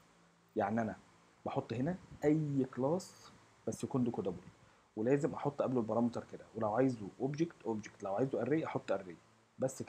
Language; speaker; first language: Arabic; native; Arabic